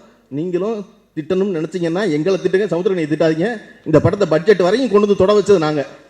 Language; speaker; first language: Tamil; native; Tamil